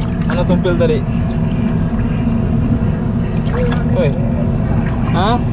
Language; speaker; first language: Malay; non-native, local second language; Javanese